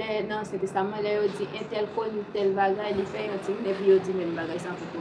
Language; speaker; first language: French; non-native, local second language; Haitian Creole